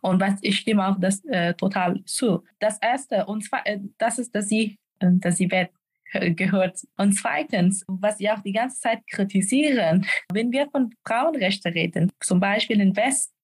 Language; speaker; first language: German; non-native, fluent; Persian